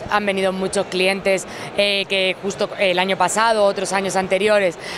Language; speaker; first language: Spanish; native; Spanish